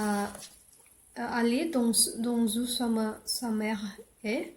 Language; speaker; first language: French; non-native, learner; English